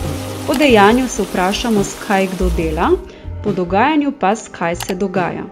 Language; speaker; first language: Slovenian; native; Slovenian